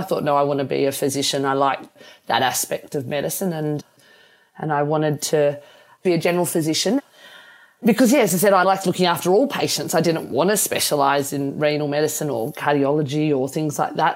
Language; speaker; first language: English; native; English